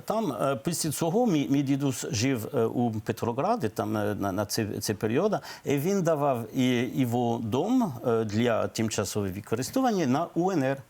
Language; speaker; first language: Ukrainian; non-native, learner; French